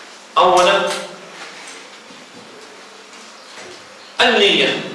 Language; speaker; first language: Arabic; native; Arabic